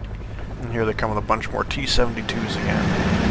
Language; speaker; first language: English; native; English